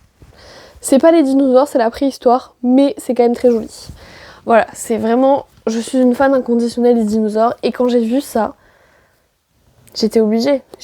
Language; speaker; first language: French; native; French